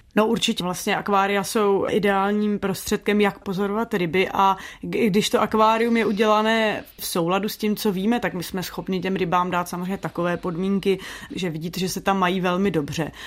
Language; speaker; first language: Czech; native; Czech